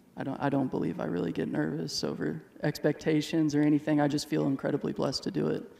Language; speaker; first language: English; native; English